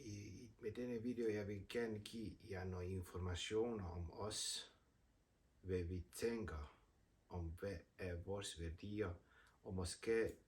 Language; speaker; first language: Danish; non-native, fluent; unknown